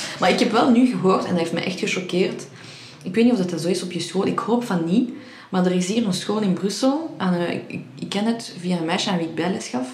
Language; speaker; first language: Dutch; early bilingual, other home language; Persian